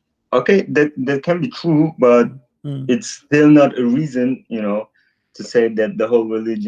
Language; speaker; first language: English; non-native, fluent; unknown